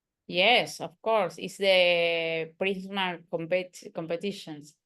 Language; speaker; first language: English; non-native, learner; Spanish